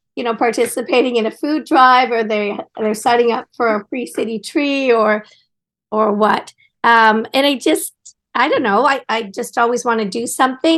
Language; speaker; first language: English; native; English